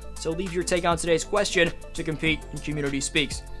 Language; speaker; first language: English; native; English